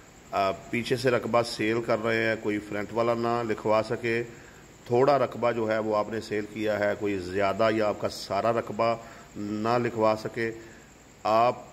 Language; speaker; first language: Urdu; non-native, local second language; Punjabi